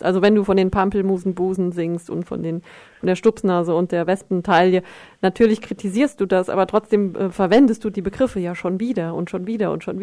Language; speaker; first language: German; native; German